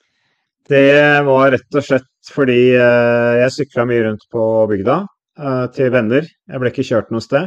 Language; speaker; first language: Norwegian; native; Norwegian